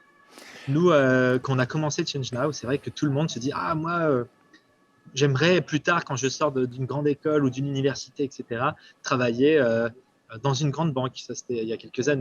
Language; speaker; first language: French; native; French